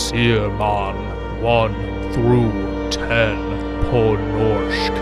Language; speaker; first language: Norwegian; non-native, learner; English